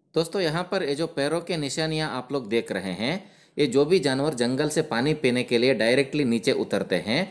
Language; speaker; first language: Hindi; non-native, local second language; Kannada